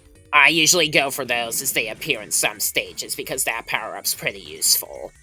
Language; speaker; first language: English; native; English